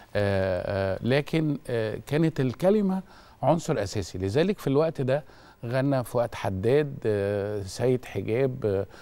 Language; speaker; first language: Egyptian Arabic; native; Egyptian Arabic